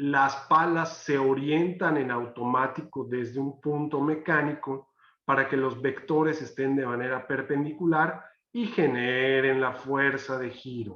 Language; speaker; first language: Spanish; native; Spanish